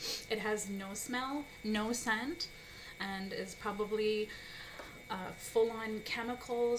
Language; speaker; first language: English; native; English